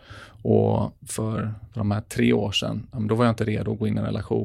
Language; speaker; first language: Swedish; native; Swedish